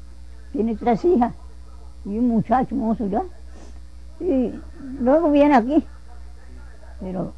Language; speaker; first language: Spanish; native; Spanish